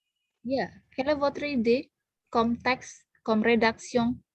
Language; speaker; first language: French; non-native, fluent; Indonesian